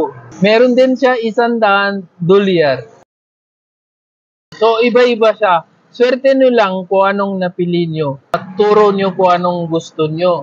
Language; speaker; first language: Filipino; non-native, learner; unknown